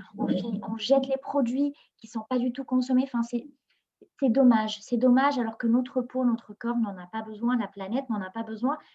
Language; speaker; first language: French; non-native, local second language; Arabic